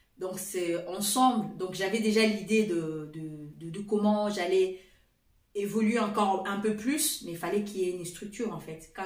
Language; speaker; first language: French; non-native, fluent; Portuguese